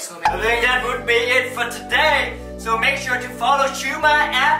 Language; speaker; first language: English; non-native, fluent; Thai